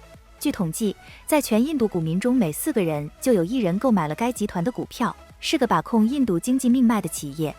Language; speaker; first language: Chinese; native; Chinese